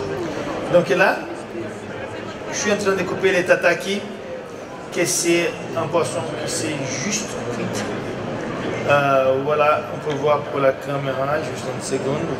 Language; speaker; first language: French; non-native, learner; Portuguese